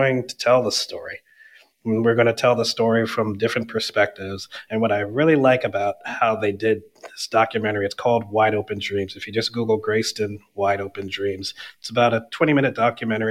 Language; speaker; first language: English; native; English